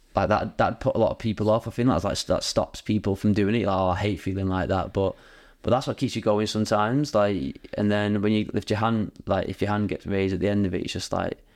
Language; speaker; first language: English; native; English